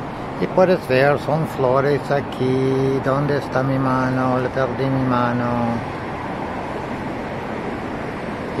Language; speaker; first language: Spanish; non-native, learner; English